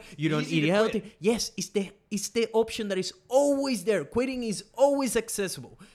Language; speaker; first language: English; non-native, fluent; Spanish